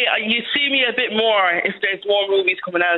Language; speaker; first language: English; native; English